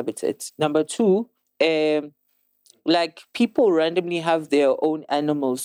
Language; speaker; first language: English; non-native, local second language; Zulu